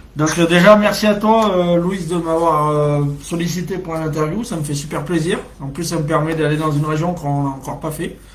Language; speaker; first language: French; native; French